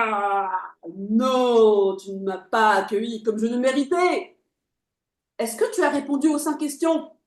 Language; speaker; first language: French; native; French